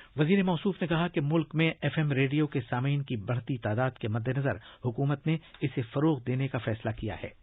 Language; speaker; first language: Urdu; native; Urdu